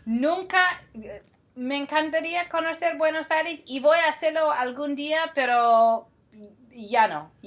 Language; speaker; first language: Spanish; non-native, fluent; English